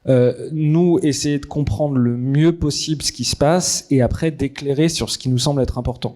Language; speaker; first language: French; native; French